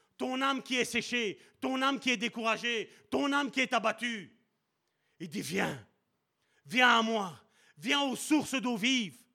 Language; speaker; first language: French; early bilingual, other home language; Italian